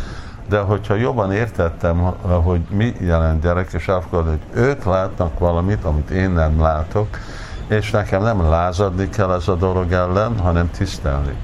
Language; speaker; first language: Hungarian; early bilingual, heritage; Hungarian